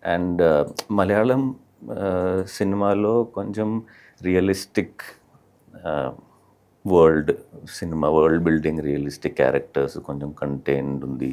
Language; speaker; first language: Telugu; non-native, learner; Malayalam